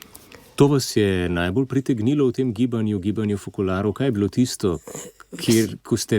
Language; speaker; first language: Slovenian; native; Slovenian